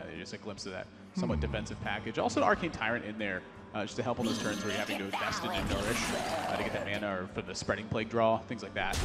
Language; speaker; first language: English; native; English